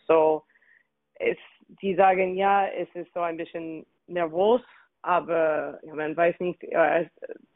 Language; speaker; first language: German; non-native, fluent; English